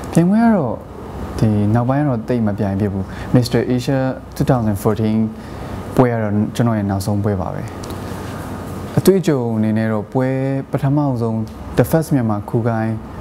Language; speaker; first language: Burmese; native; Burmese